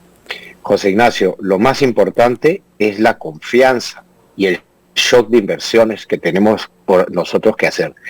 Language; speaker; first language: Spanish; native; Spanish